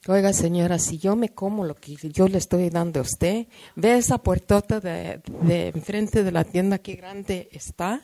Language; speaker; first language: Spanish; early bilingual, heritage; Spanish